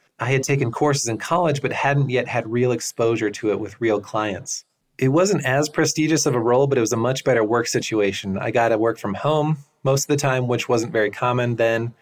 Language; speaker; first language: English; native; English